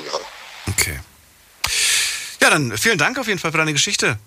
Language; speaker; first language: German; native; German